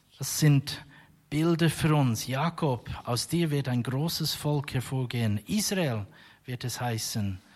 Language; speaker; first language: German; native; German